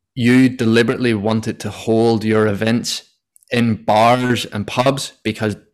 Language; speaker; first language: English; native; English